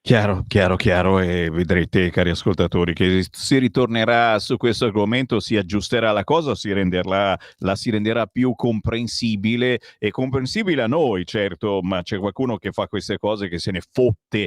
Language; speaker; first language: Italian; native; Italian